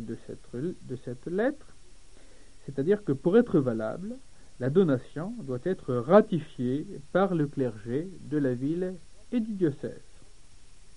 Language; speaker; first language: French; native; French